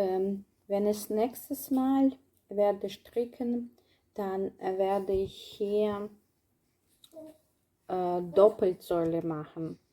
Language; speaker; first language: German; non-native, learner; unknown